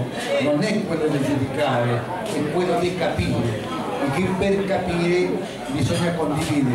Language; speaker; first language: Italian; non-native, fluent; Spanish